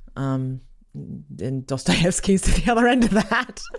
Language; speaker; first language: English; native; English